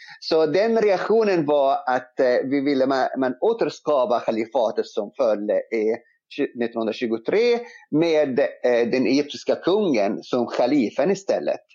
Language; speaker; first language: Swedish; non-native, fluent; Arabic